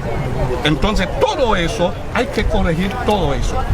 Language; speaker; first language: Spanish; non-native, fluent; Haitian Creole